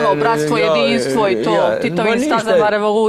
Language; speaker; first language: Serbian; native; Serbian